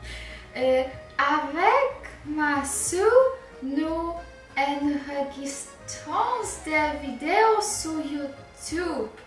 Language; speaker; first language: French; non-native, learner; Polish